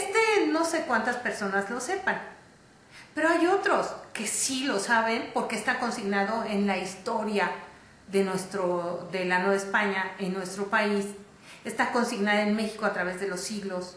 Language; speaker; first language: Spanish; native; Spanish